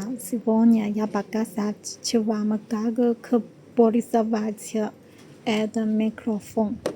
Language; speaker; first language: Russian; non-native, learner; Chinese